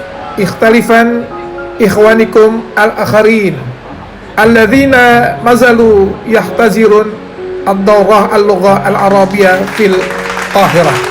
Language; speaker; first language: Arabic; non-native, fluent; Indonesian